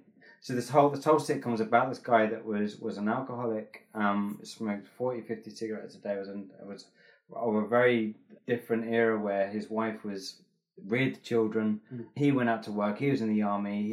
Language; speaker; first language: English; native; English